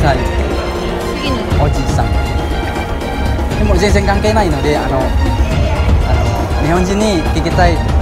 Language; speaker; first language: Japanese; non-native, learner; Indonesian